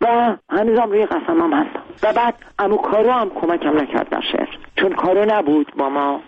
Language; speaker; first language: Persian; non-native, local second language; Armenian